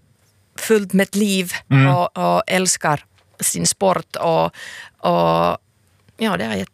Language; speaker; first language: Swedish; non-native, local second language; Finnish